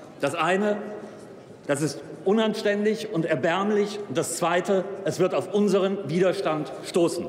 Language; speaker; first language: German; native; German